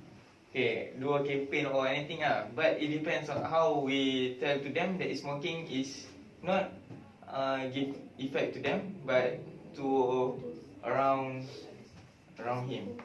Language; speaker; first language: English; non-native, learner; Malay